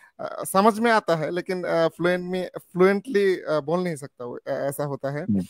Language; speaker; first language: Hindi; non-native, learner; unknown